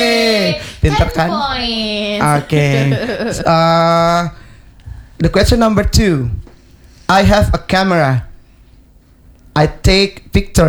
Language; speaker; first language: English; non-native, learner; Indonesian